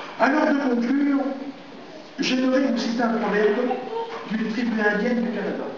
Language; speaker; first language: French; native; French